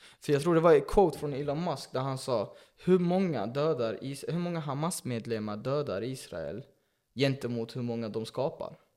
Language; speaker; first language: Swedish; early bilingual, other home language; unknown